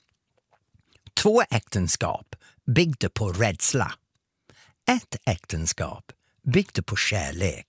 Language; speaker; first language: Swedish; non-native, fluent; English